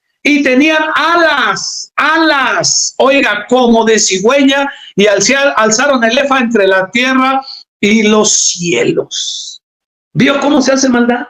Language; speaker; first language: Spanish; native; Spanish